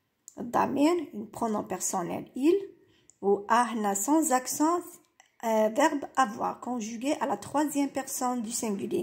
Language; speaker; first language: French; non-native, local second language; Arabic